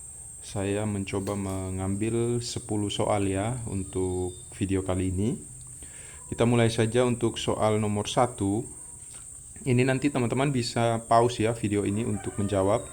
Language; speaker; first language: Indonesian; native; Indonesian